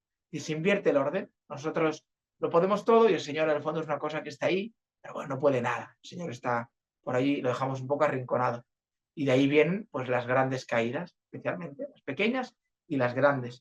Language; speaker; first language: Spanish; native; Spanish